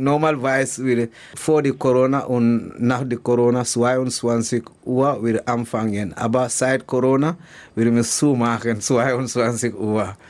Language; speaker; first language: German; non-native, learner; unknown